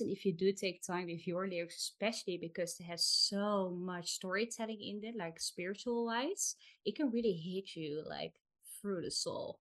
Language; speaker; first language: English; non-native, fluent; Dutch